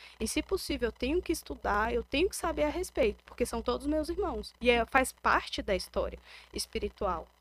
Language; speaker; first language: Portuguese; native; Portuguese